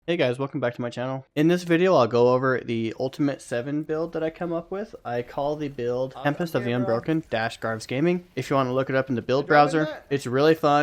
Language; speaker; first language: English; native; English